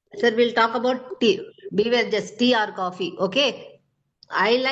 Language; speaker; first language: English; non-native, learner; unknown